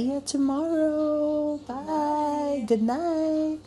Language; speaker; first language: English; non-native, local second language; Filipino